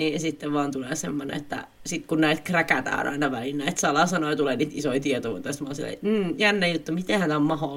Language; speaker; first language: Finnish; native; Finnish